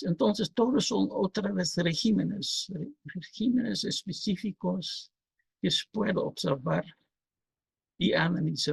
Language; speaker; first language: Spanish; non-native, fluent; Dutch